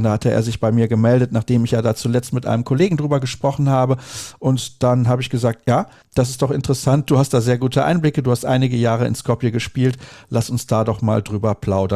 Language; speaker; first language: German; native; German